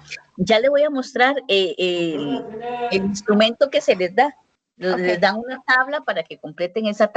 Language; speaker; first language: Spanish; native; Spanish